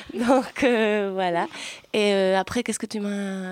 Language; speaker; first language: French; early bilingual, other home language; Spanish